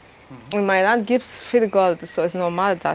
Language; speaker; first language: German; non-native, learner; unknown